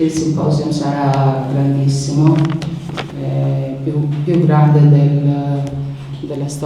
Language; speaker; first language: Italian; non-native, learner; Albanian